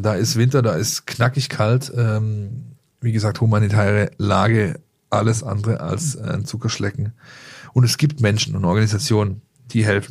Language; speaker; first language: German; native; German